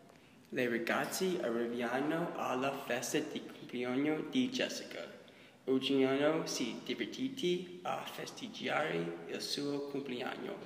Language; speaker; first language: Italian; non-native, learner; English